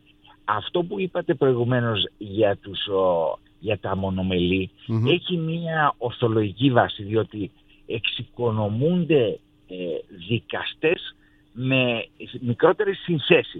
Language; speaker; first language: Greek; native; Greek